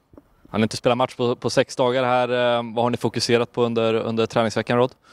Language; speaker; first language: Swedish; native; Swedish